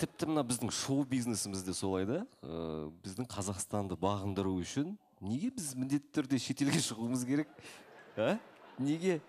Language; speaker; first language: Kazakh; native; Kazakh